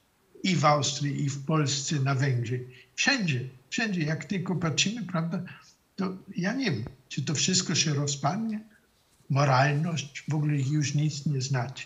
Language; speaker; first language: Polish; non-native, fluent; German